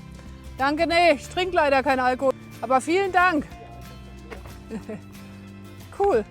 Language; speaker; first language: German; native; German